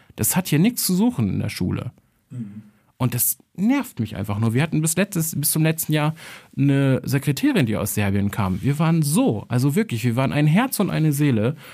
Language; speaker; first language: German; early bilingual, other home language; Albanian